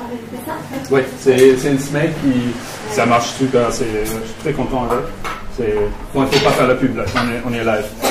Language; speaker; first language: French; non-native, fluent; German